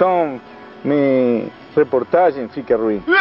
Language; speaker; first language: Portuguese; non-native, learner; Spanish